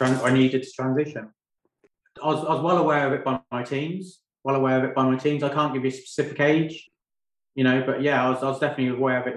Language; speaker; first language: English; native; English